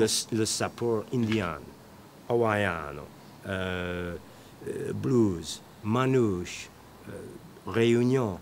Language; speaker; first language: French; non-native, learner; English